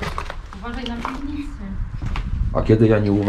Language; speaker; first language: Polish; native; Polish